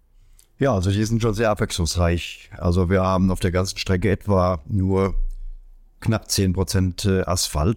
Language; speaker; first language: German; native; German